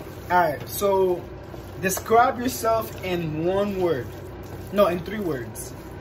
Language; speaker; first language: English; non-native, local second language; Spanish